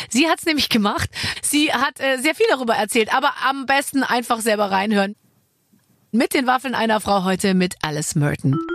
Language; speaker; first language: German; native; German